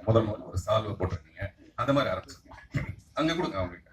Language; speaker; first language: Tamil; native; Tamil